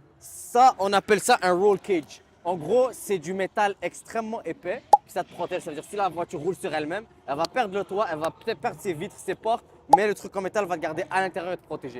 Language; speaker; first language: French; native; French